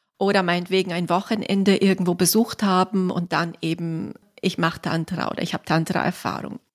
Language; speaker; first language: German; non-native, fluent; Italian